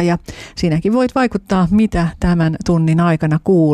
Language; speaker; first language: Finnish; native; Finnish